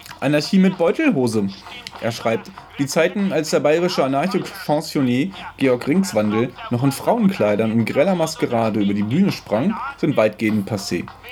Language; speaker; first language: German; native; German